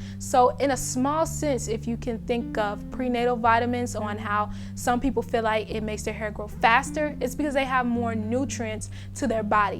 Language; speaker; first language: English; native; English